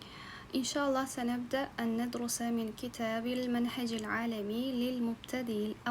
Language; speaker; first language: Arabic; non-native, fluent; Uzbek